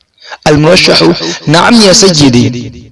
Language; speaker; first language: Arabic; non-native, fluent; Urdu